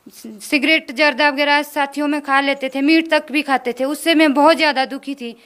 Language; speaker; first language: Hindi; native; Hindi